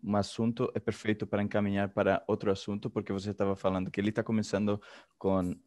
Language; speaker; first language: Portuguese; non-native, fluent; Spanish